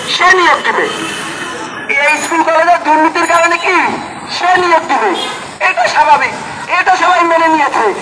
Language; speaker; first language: Bangla; native; Bangla